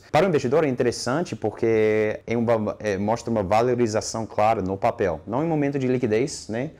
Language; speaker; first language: Portuguese; non-native, fluent; English